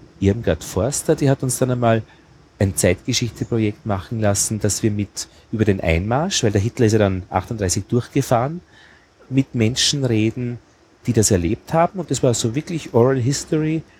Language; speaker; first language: German; native; German